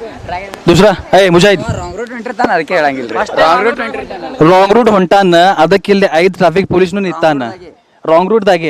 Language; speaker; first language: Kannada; non-native, local second language; Urdu